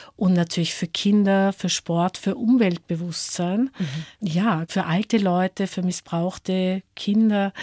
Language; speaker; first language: German; native; German